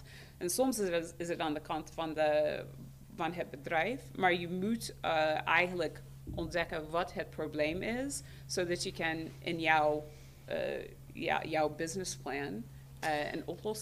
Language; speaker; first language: Dutch; non-native, fluent; English